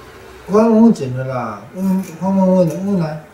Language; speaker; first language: Chinese; native; Chinese